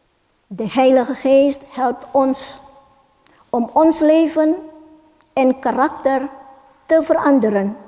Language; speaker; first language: Dutch; non-native, fluent; Indonesian